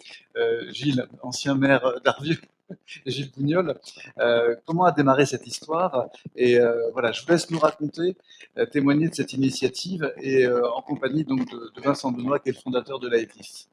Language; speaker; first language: French; native; French